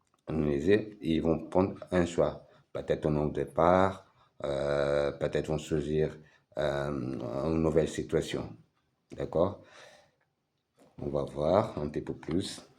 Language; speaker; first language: French; non-native, fluent; Portuguese